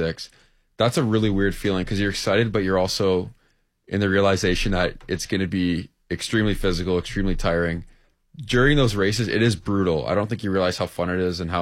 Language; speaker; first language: English; native; English